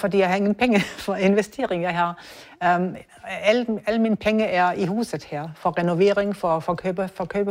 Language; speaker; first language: Danish; non-native, learner; German